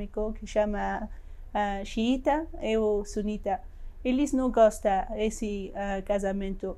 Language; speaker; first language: Portuguese; non-native, learner; Persian